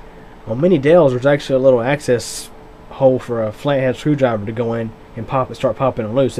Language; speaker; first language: English; native; English